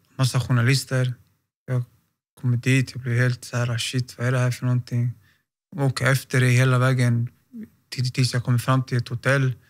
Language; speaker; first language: Swedish; native; Swedish